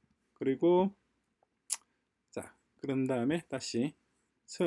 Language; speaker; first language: Korean; native; Korean